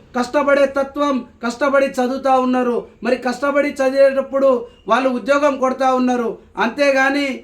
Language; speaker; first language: Telugu; non-native, local second language; Lambadi